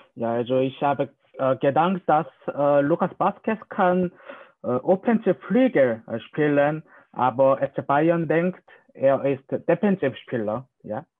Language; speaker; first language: German; non-native, learner; Korean